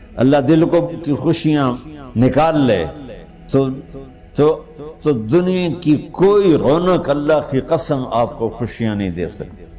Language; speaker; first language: Urdu; non-native, local second language; Punjabi